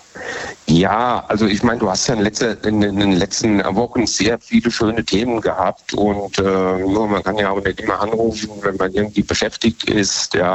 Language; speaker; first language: German; native; German